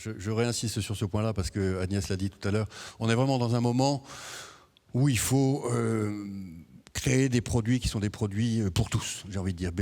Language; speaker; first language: French; native; French